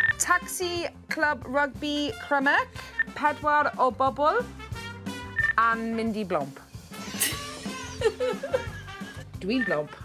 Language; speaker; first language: Welsh; non-native, learner; English